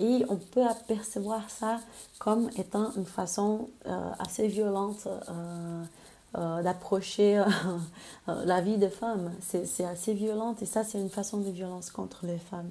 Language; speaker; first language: French; non-native, fluent; Spanish